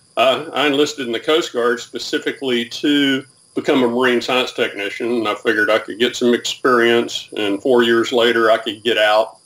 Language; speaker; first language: English; native; English